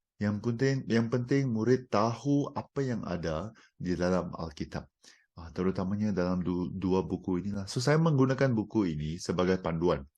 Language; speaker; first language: Malay; non-native, local second language; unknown